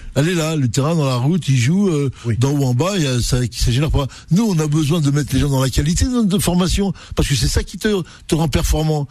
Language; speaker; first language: French; non-native, local second language; Arabic